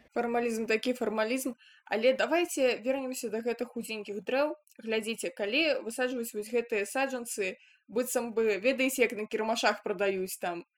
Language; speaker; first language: Belarusian; non-native, local second language; Russian